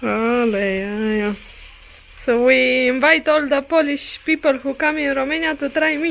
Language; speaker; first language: English; non-native, learner; Romanian